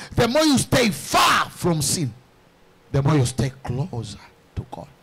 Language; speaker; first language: English; non-native, local second language; Swahili